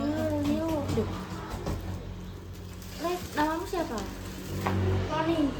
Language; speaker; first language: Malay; non-native, local second language; Javanese